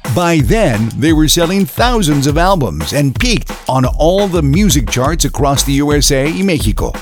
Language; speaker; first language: English; early bilingual, other home language; Spanish